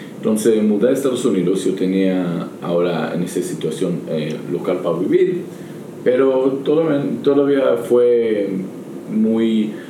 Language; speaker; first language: Spanish; non-native, learner; Hebrew